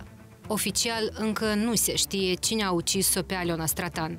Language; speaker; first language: Romanian; native; Romanian